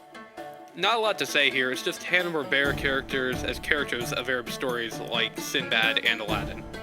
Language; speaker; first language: English; native; English